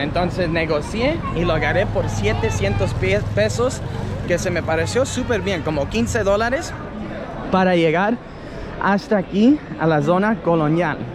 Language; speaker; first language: Spanish; non-native, fluent; English